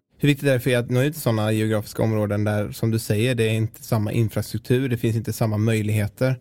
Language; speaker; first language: Swedish; native; Swedish